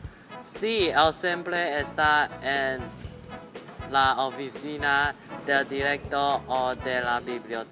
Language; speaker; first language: Spanish; non-native, learner; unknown